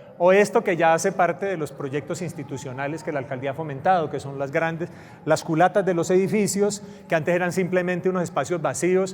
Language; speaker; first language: Spanish; native; Spanish